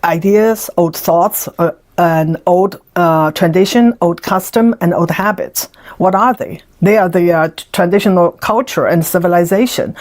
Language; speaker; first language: English; non-native, fluent; Chinese